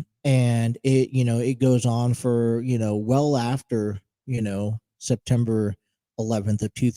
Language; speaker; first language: English; native; English